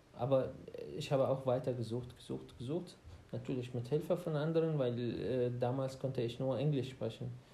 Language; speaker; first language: German; non-native, learner; Arabic